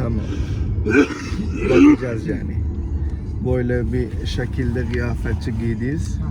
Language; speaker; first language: Turkish; non-native, learner; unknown